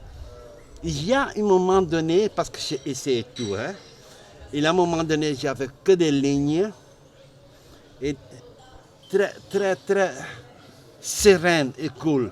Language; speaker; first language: French; non-native, learner; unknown